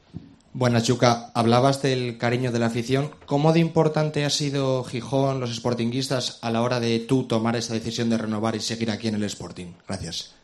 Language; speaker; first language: Spanish; native; Spanish